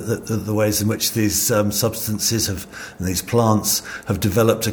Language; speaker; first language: English; native; English